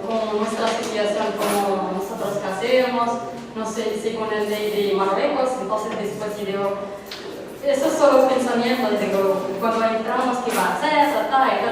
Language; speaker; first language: Spanish; non-native, learner; Arabic